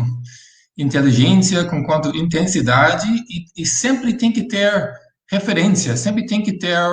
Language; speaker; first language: Portuguese; non-native, fluent; English